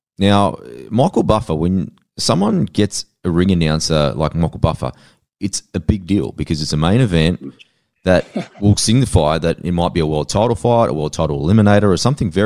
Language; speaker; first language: English; native; English